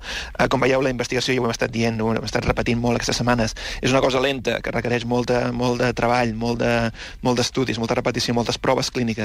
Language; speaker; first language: Catalan; native; Catalan